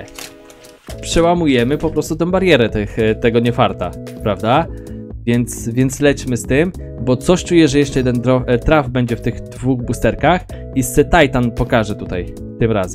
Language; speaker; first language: Polish; native; Polish